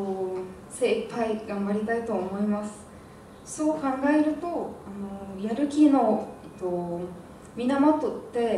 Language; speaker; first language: Japanese; non-native, fluent; Arabic